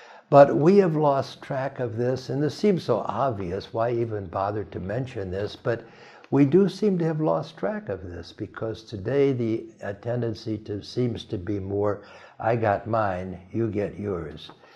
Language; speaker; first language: English; native; English